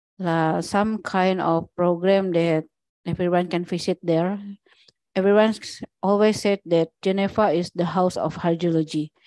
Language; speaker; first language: English; non-native, learner; Indonesian